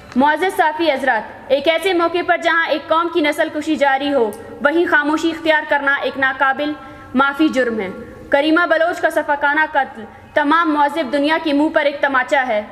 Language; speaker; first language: Urdu; non-native, local second language; Baluchi